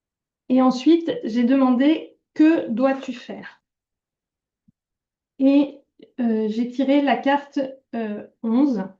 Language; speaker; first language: French; native; French